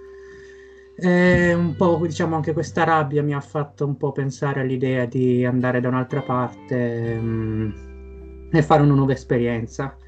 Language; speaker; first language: Italian; native; Italian